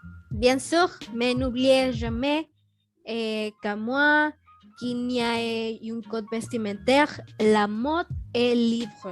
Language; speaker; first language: French; non-native, learner; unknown